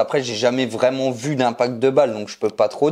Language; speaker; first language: French; native; French